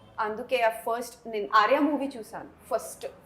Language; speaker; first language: Telugu; non-native, fluent; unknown